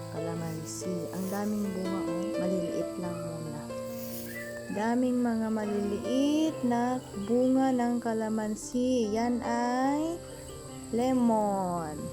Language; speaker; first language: Filipino; non-native, local second language; Iloko